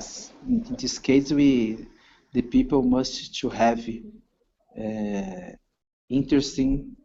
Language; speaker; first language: English; non-native, learner; Portuguese